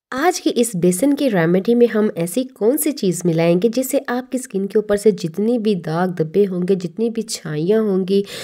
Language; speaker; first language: Hindi; native; Hindi